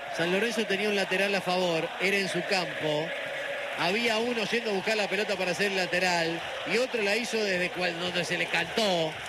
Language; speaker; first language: Spanish; native; Spanish